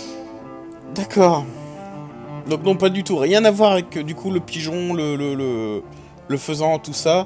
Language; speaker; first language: French; native; French